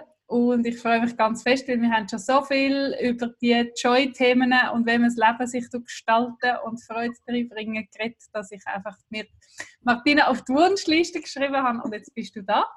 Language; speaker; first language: German; native; German